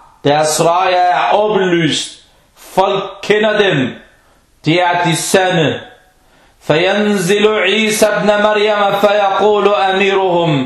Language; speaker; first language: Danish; early bilingual, other home language; Arabic